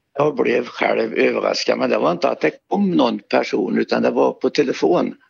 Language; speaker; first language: Swedish; native; Swedish